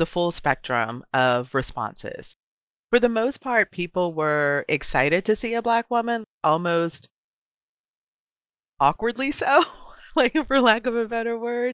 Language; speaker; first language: English; native; English